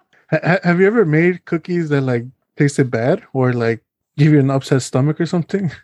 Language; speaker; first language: English; early bilingual, other home language; Spanish